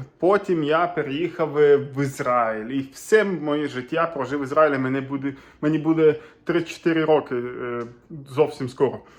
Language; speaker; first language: Ukrainian; non-native, local second language; Russian